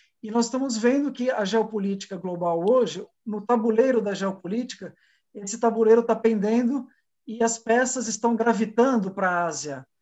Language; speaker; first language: Portuguese; native; Portuguese